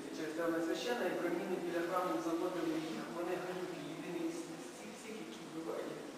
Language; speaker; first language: Ukrainian; native; Ukrainian